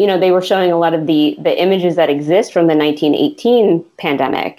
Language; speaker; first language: English; native; English